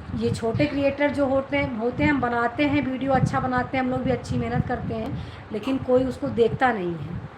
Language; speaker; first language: Hindi; native; Hindi